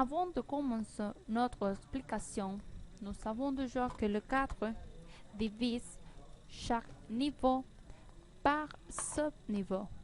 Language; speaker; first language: French; non-native, learner; Spanish